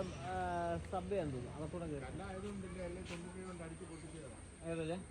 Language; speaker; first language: Malayalam; native; Malayalam